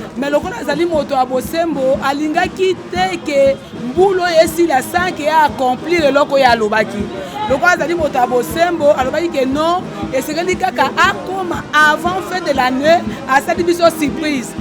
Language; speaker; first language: Lingala; native; Lingala